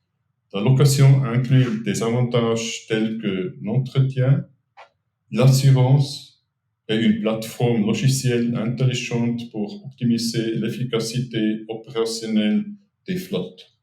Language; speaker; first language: French; non-native, fluent; German